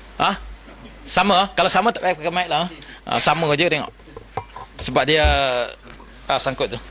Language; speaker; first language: Malay; non-native, local second language; Chinese